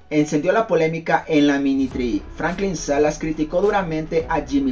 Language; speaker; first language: Spanish; native; Spanish